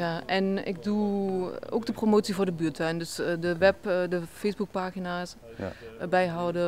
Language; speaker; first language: Dutch; native; Dutch